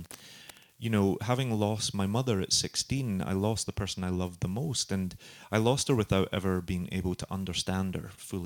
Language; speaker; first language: English; native; English